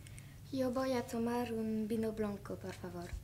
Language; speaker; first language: Spanish; non-native, learner; French